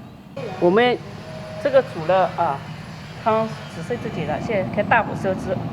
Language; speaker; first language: Chinese; native; Chinese